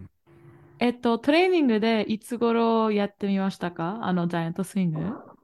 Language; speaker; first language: Japanese; non-native, fluent; English